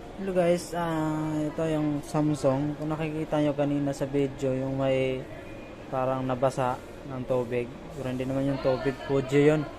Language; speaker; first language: Filipino; non-native, local second language; Cebuano